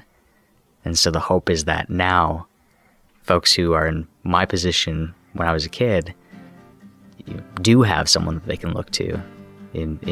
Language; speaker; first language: English; native; English